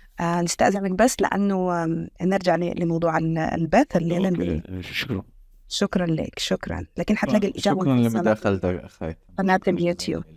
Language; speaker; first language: Arabic; native; Arabic